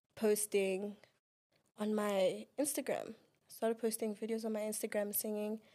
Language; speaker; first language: English; non-native, local second language; Xhosa